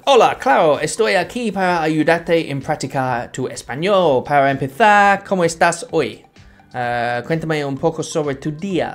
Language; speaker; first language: Spanish; non-native, learner; English